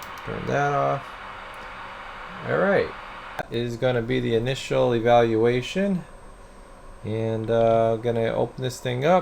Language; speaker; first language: English; native; English